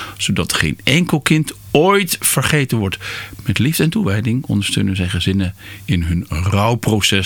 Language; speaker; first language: Dutch; native; Dutch